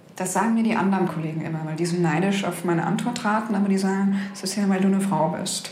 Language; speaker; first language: German; native; German